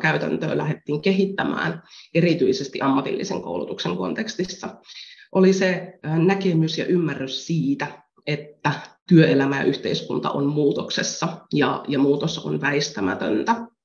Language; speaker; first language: Finnish; native; Finnish